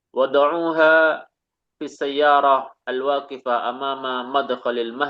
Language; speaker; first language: Arabic; non-native, fluent; Indonesian